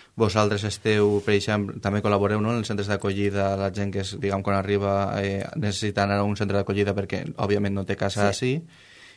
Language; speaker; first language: Catalan; native; Catalan